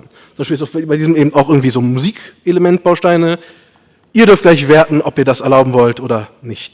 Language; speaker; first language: German; native; German